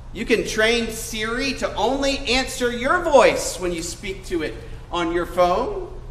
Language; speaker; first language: English; native; English